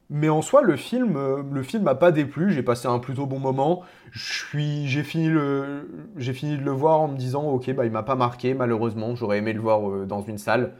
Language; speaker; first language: French; native; French